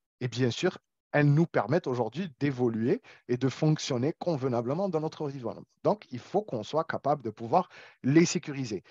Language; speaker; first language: French; non-native, local second language; Arabic